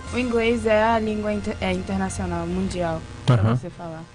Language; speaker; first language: Portuguese; early bilingual, other home language; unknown